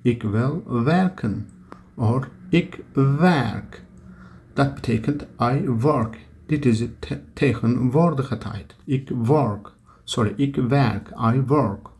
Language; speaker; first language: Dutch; non-native, learner; Turkish